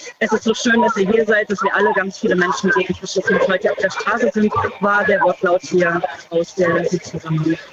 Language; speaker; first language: German; native; German